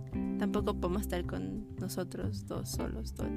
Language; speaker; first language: Spanish; early bilingual, heritage; Spanish